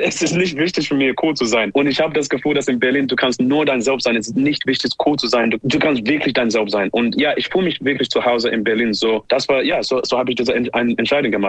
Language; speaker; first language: German; non-native, learner; English